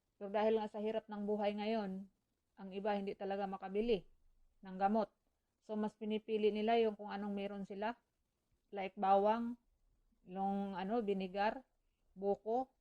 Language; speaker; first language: Filipino; non-native, local second language; Cebuano